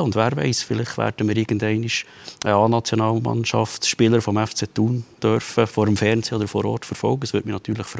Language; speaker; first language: German; native; German